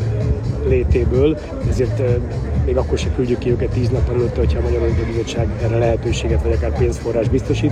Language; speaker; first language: Hungarian; native; Hungarian